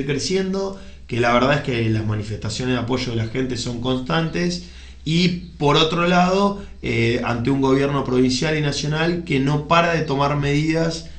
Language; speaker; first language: Spanish; native; Spanish